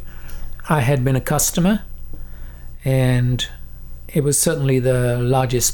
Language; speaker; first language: English; native; English